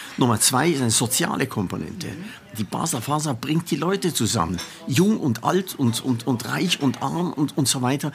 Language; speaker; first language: German; native; German